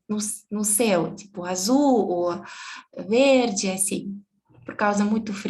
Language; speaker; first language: Portuguese; non-native, fluent; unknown